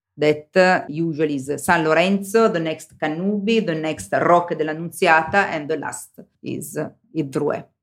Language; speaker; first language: English; non-native, learner; Italian